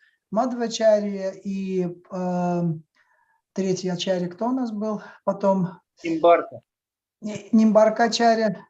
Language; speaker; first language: Russian; native; Russian